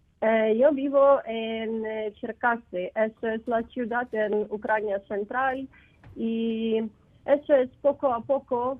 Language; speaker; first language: Spanish; non-native, learner; Ukrainian